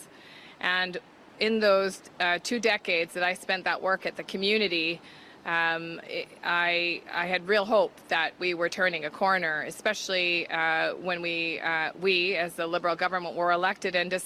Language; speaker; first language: English; native; English